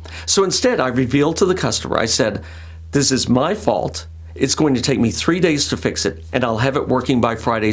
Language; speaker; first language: English; native; English